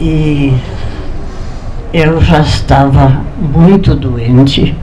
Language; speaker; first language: Portuguese; non-native, fluent; Polish